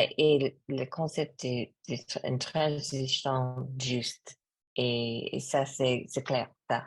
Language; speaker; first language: French; non-native, learner; English